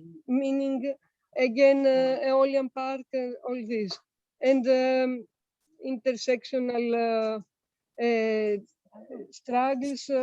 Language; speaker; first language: English; non-native, learner; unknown